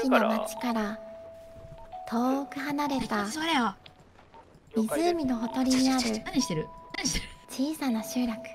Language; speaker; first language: Japanese; native; Japanese